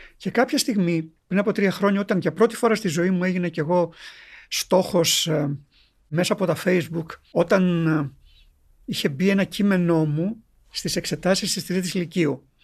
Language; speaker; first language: Greek; native; Greek